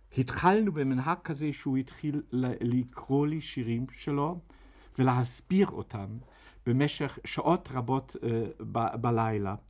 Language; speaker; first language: Hebrew; non-native, fluent; German